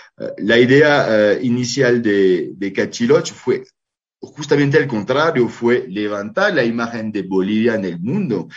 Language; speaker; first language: Spanish; non-native, fluent; French